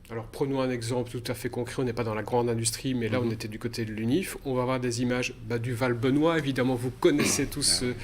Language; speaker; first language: French; native; French